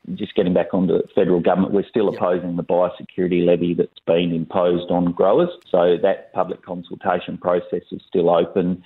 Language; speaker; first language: English; native; English